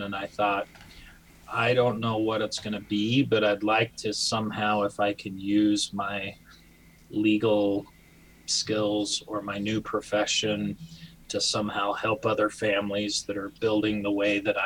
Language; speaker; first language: English; native; English